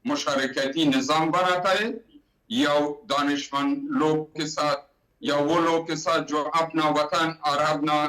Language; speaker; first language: Hindi; non-native, learner; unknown